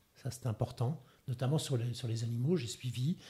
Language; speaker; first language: French; native; French